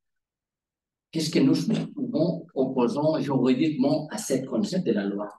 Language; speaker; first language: French; non-native, learner; Spanish